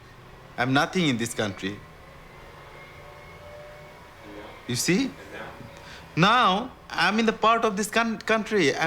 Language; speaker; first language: English; non-native, learner; Bangla